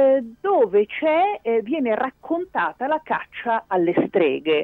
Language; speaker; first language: Italian; native; Italian